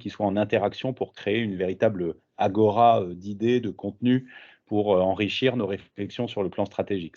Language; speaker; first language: French; native; French